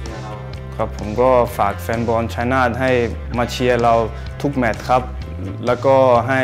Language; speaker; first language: Thai; early bilingual, heritage; Thai